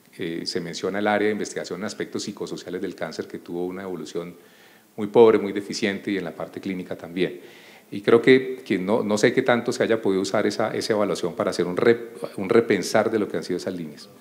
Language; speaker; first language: Spanish; native; Spanish